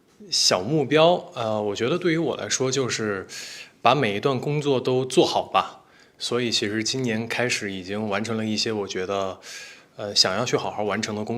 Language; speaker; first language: Chinese; native; Chinese